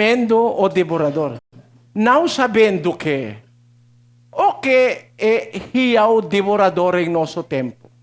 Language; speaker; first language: Portuguese; non-native, learner; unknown